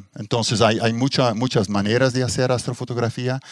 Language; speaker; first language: Spanish; non-native, fluent; Dutch